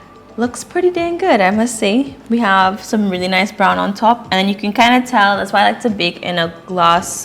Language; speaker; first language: English; native; English